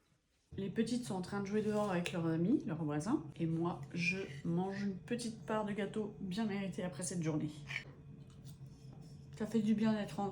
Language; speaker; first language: French; native; French